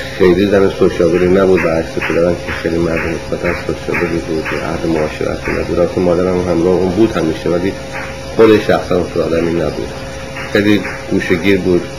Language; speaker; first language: Persian; native; Persian